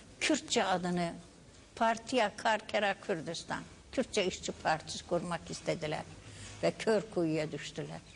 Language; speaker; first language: Turkish; non-native, local second language; Kurdish